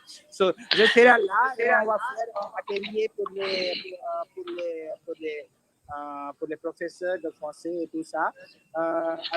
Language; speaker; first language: French; non-native, learner; Hindi